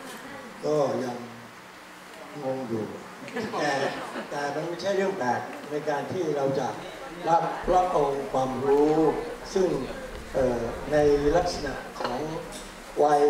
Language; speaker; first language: Thai; native; Thai